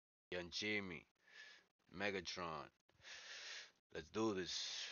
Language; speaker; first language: English; early bilingual, other home language; Spanish